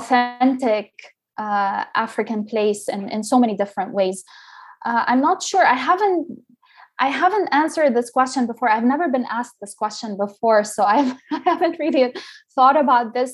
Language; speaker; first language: English; non-native, local second language; Arabic